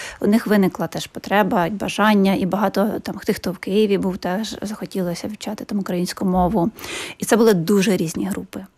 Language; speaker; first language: Ukrainian; native; Ukrainian